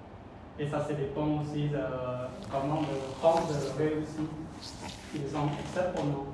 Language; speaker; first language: French; non-native, learner; Khmer